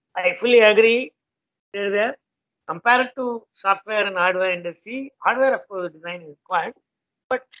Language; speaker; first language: English; non-native, local second language; Tamil